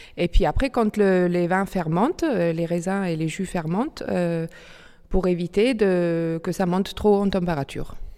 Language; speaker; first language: French; non-native, local second language; Swiss German